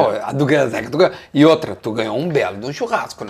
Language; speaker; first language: Portuguese; native; Portuguese